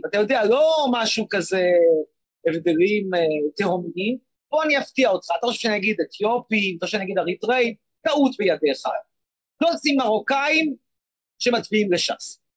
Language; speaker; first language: Hebrew; native; Hebrew